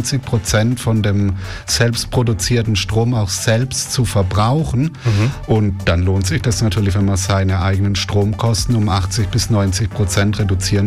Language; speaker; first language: German; native; German